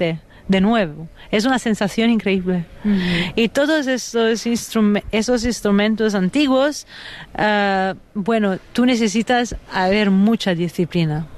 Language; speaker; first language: Spanish; non-native, fluent; Italian